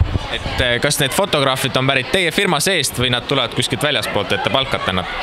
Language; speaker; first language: Estonian; native; Estonian